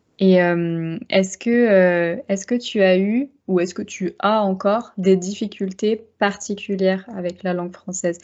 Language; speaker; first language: French; native; French